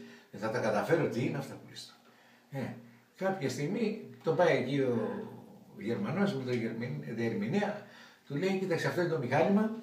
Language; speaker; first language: Greek; native; Greek